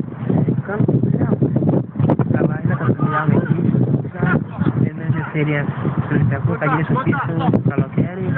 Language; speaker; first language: Greek; non-native, learner; Portuguese